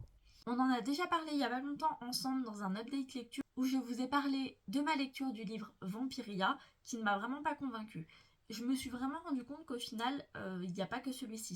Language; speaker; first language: French; native; French